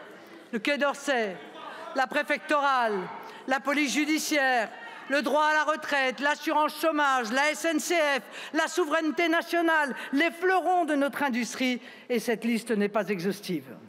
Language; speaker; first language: French; native; French